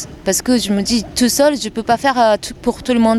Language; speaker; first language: French; non-native, fluent; Japanese